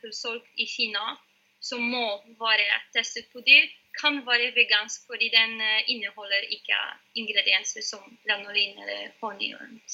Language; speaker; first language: Norwegian; non-native, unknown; Polish